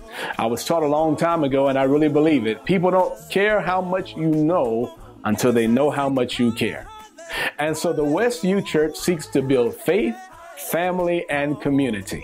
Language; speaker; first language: English; native; English